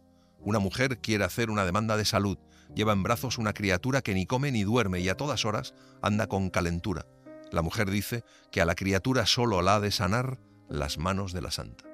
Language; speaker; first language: Spanish; native; Spanish